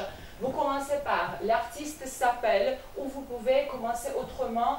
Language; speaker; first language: French; non-native, fluent; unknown